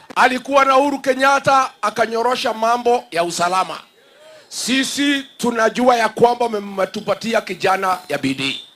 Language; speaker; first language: Swahili; non-native, local second language; Kikuyu